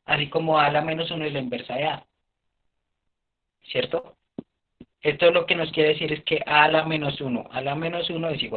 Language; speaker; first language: Spanish; native; Spanish